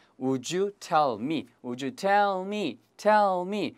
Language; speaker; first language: English; non-native, fluent; Korean